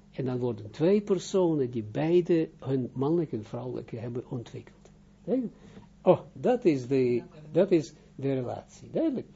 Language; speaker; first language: Dutch; non-native, fluent; Russian